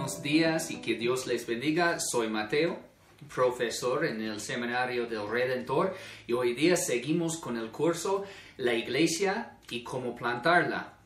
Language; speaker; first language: Spanish; non-native, fluent; English